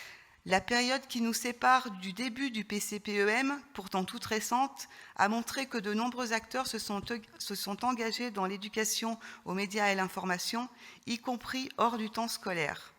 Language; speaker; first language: French; native; French